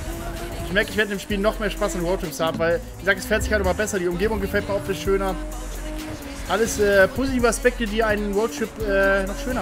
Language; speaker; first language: German; native; German